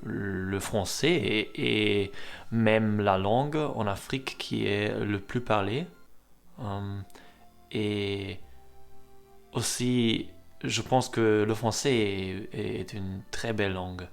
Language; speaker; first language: French; non-native, learner; German